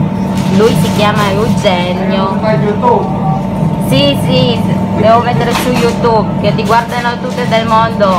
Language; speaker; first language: Italian; non-native, learner; Filipino